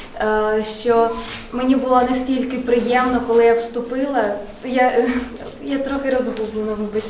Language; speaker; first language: Ukrainian; non-native, local second language; Russian